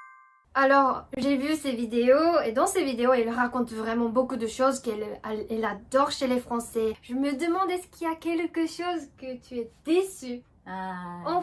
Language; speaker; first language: French; non-native, fluent; Japanese